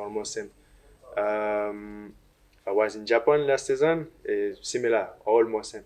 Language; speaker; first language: English; non-native, learner; French